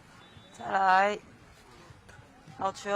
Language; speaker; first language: Chinese; native; Chinese